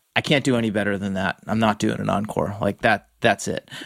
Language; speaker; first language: English; native; English